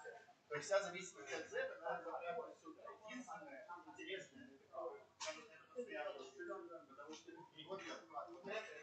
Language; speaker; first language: Russian; native; Russian